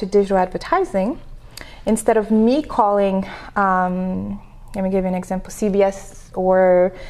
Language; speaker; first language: English; non-native, fluent; French